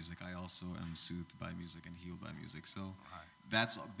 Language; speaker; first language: English; native; English